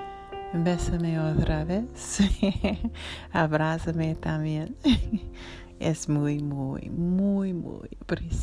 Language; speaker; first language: Spanish; non-native, learner; English